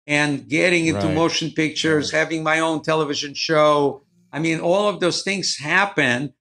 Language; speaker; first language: English; non-native, fluent; Ukrainian